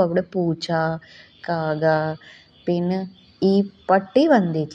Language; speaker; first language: Malayalam; non-native, learner; Hindi